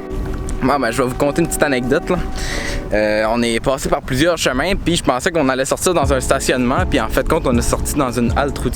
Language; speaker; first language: French; native; French